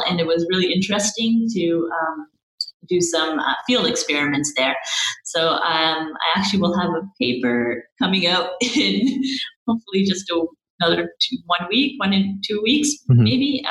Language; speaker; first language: English; native; English